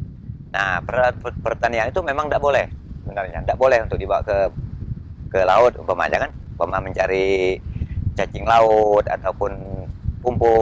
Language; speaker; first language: Indonesian; non-native, local second language; Malay